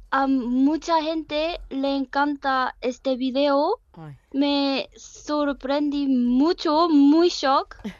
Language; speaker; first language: Spanish; non-native, learner; Korean